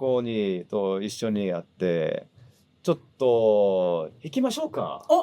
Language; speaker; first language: Japanese; non-native, learner; English